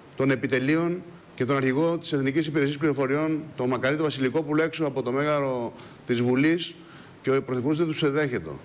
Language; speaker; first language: Greek; native; Greek